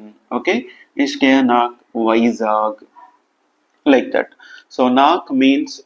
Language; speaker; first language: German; non-native, fluent; Telugu